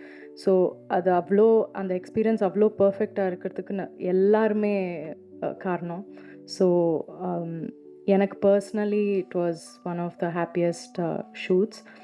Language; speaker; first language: Tamil; non-native, local second language; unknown